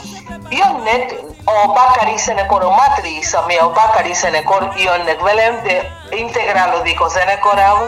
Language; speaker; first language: Hungarian; non-native, learner; Spanish